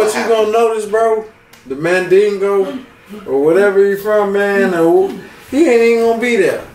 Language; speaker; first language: English; native; English